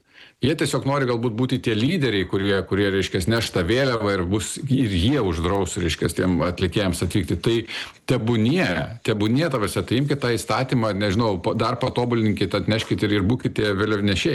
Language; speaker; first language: Lithuanian; native; Lithuanian